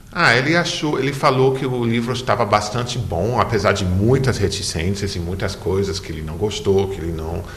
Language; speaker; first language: Portuguese; non-native, fluent; English